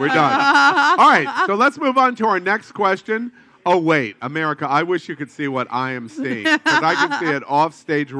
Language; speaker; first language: English; native; English